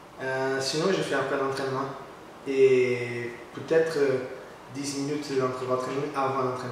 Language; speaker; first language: French; non-native, learner; Portuguese